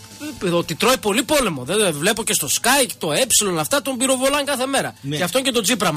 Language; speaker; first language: Greek; native; Greek